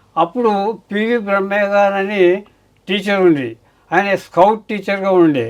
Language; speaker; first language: Telugu; native; Telugu